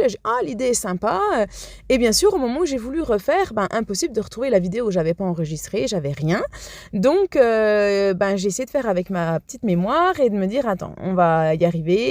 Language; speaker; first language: French; native; French